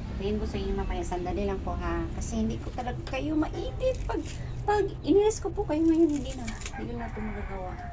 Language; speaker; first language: Filipino; non-native, local second language; Cebuano